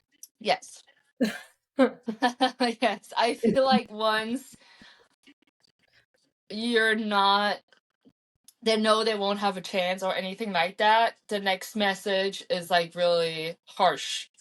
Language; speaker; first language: English; early bilingual, heritage; English